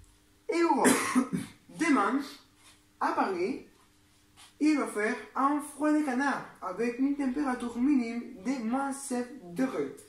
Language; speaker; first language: French; non-native, learner; Spanish